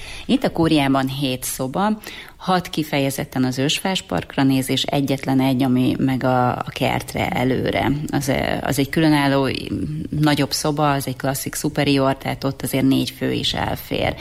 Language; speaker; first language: Hungarian; native; Hungarian